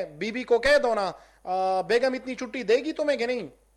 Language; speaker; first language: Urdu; non-native, local second language; Pashto